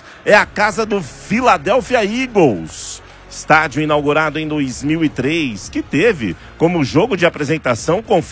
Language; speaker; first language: Portuguese; native; Portuguese